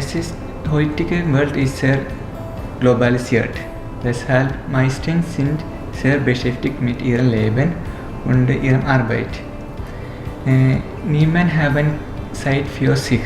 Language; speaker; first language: German; non-native, learner; Malayalam